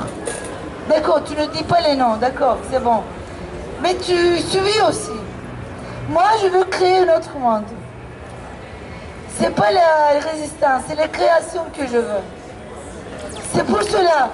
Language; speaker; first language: French; non-native, fluent; Turkish